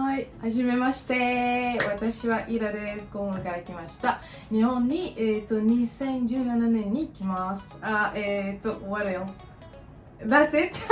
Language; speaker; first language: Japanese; non-native, learner; French